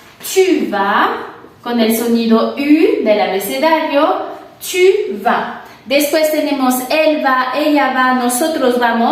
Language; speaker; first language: Spanish; non-native, fluent; French